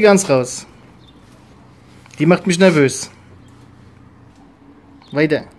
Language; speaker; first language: German; native; German